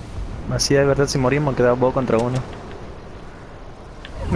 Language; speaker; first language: Spanish; native; Spanish